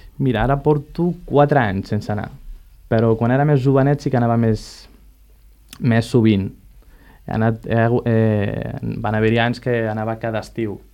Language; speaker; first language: Catalan; early bilingual, other home language; Arabic